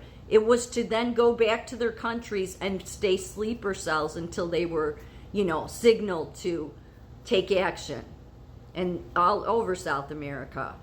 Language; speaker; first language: English; native; English